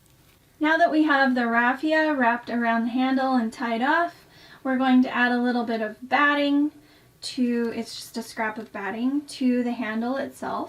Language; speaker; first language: English; native; English